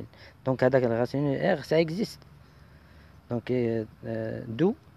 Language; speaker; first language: French; non-native, local second language; Arabic